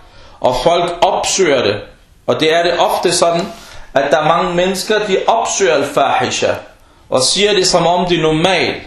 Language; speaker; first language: Danish; early bilingual, other home language; Arabic